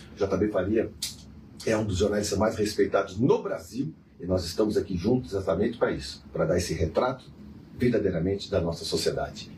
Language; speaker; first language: Portuguese; native; Portuguese